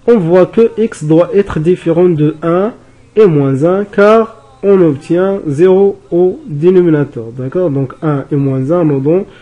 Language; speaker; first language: French; non-native, local second language; Arabic